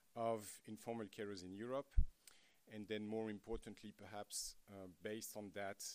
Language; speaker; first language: English; non-native, fluent; French